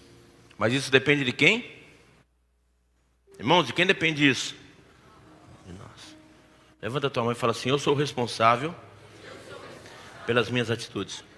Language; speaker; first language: Portuguese; native; Portuguese